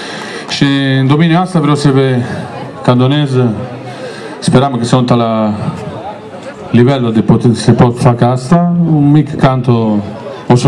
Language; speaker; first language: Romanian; non-native, learner; Italian